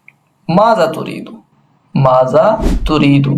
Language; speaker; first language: Arabic; non-native, fluent; Urdu